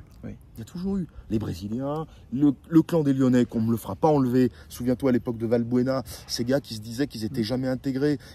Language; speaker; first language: French; native; French